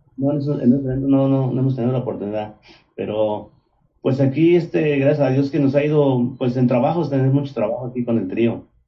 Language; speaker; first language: Spanish; native; Spanish